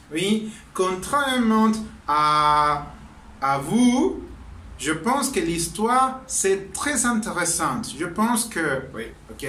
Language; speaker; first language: French; non-native, learner; Spanish